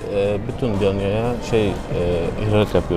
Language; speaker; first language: Turkish; non-native, learner; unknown